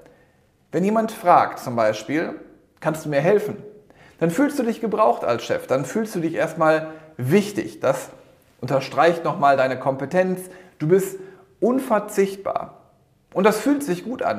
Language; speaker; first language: German; native; German